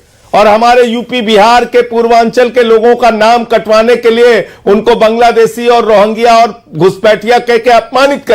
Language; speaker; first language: Hindi; native; Hindi